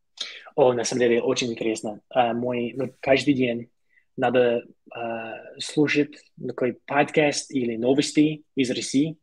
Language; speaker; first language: Russian; non-native, learner; English